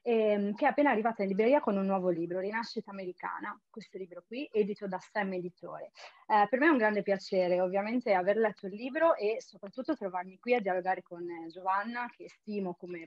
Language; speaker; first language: Italian; native; Italian